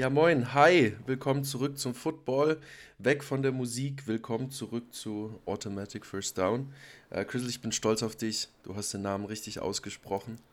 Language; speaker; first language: German; native; German